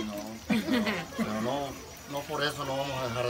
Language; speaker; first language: Spanish; native; Spanish